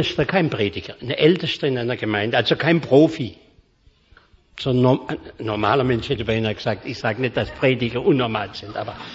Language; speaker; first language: German; native; German